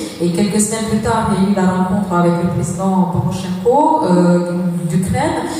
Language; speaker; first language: French; non-native, fluent; Ukrainian